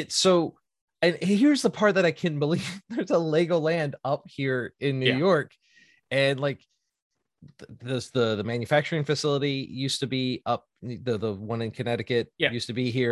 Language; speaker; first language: English; native; English